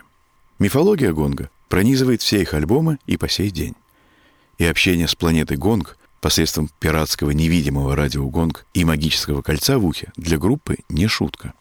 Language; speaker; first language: Russian; native; Russian